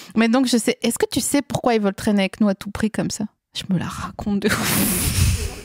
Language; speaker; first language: French; native; French